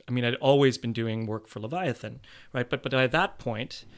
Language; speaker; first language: English; native; English